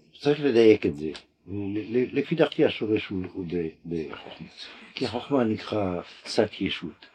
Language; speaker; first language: Hebrew; non-native, fluent; French